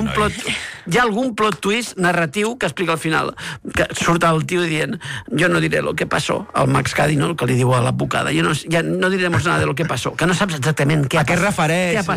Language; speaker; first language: Catalan; native; Catalan